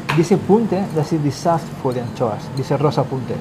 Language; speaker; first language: German; non-native, learner; Spanish